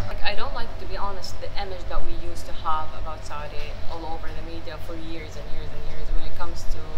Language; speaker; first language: English; non-native, fluent; Arabic